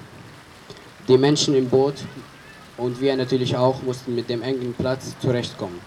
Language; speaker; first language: German; early bilingual, other home language; Arabic